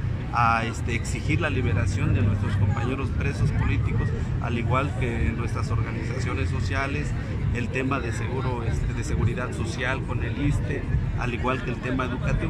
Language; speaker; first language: Spanish; native; Spanish